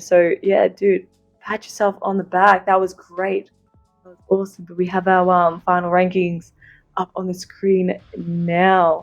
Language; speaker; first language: English; native; English